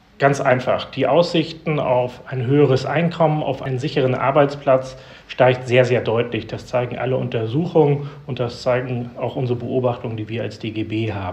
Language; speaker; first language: German; native; German